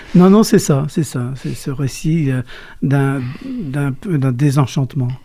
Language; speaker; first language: French; native; French